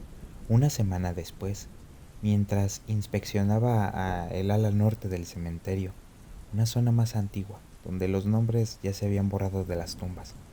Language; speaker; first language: Spanish; native; Spanish